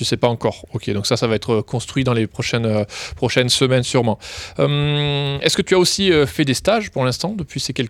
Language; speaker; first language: French; native; French